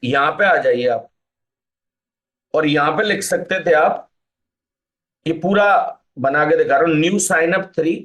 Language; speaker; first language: Hindi; native; Hindi